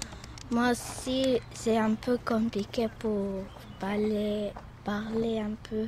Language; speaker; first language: French; non-native, learner; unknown